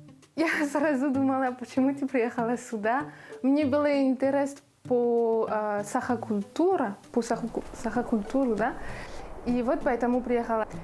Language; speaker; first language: Russian; non-native, learner; French